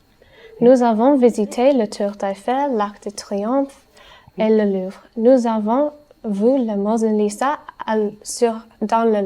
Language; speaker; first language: French; non-native, learner; English